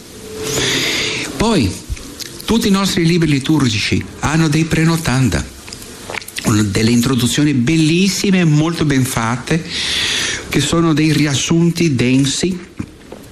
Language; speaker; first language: Italian; non-native, fluent; Portuguese